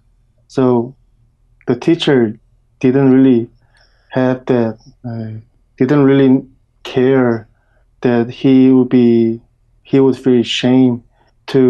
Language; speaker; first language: English; non-native, fluent; Korean